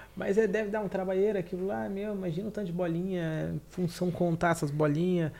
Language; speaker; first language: Portuguese; native; Portuguese